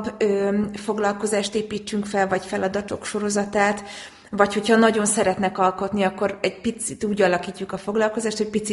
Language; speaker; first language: Hungarian; native; Hungarian